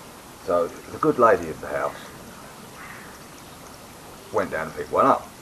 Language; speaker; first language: English; native; English